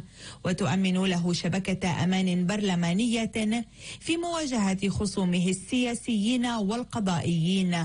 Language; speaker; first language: Arabic; native; Arabic